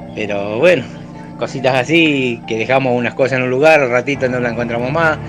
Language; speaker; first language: Spanish; native; Spanish